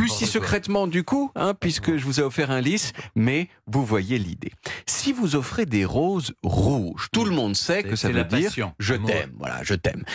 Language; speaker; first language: French; native; French